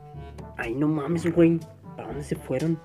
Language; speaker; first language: Spanish; native; Spanish